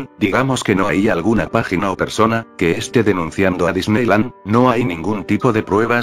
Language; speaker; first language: Spanish; native; Spanish